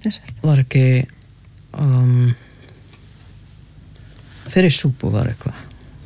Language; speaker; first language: Icelandic; non-native, learner; Czech